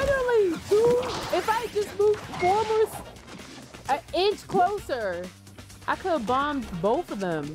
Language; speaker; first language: English; native; English